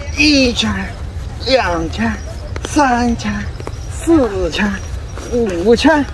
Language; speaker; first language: Chinese; native; Chinese